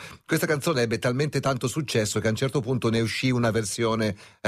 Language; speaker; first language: Italian; native; Italian